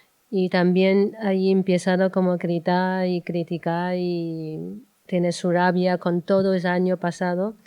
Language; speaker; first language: Spanish; non-native, learner; Chinese